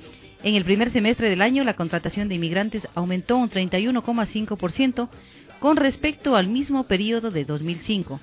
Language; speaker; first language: Spanish; native; Spanish